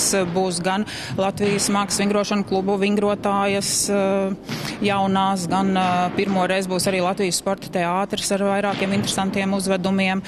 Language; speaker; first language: Latvian; native; Latvian